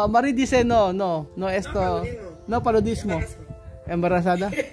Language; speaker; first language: Spanish; non-native, learner; Filipino